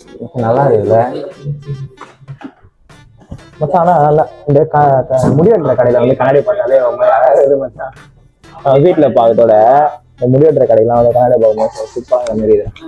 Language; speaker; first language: Tamil; native; Tamil